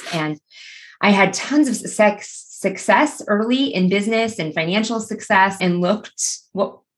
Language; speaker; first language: English; native; English